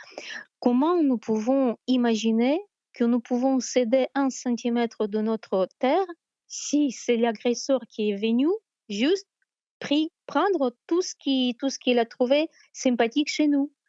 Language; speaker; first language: French; non-native, fluent; Ukrainian